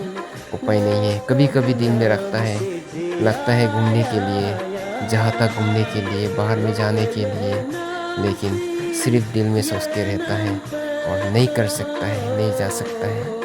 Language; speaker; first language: Hindi; non-native, local second language; Mising